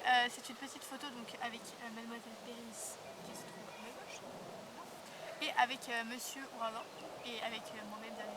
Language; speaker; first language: French; native; French